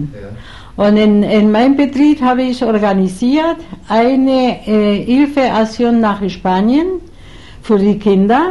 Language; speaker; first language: German; non-native, fluent; Spanish